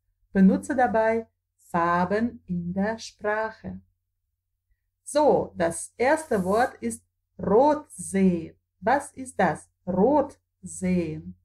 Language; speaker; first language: German; non-native, fluent; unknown